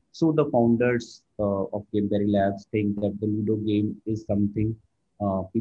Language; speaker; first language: English; non-native, local second language; Hindi